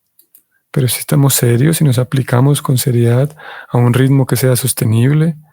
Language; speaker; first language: Spanish; native; Spanish